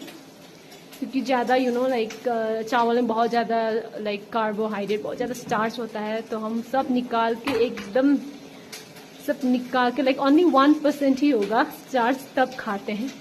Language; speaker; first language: Hindi; non-native, local second language; Nepali